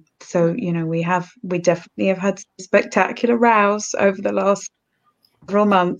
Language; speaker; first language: English; native; English